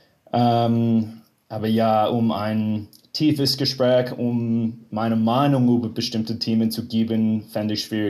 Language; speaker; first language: German; non-native, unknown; English